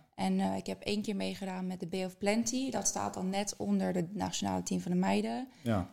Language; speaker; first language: Dutch; early bilingual, other home language; Afrikaans